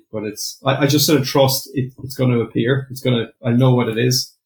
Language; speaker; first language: English; native; English